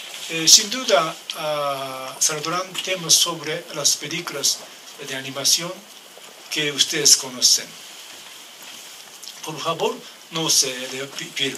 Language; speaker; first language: Spanish; non-native, learner; Japanese